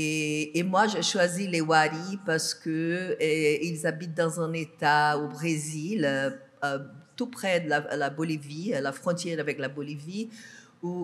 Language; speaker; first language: French; non-native, fluent; Portuguese